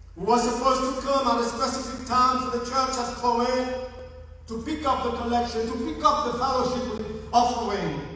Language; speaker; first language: English; non-native, fluent; Haitian Creole